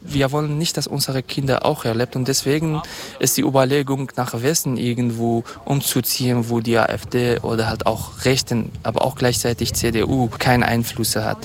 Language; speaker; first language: German; non-native, fluent; Kurdish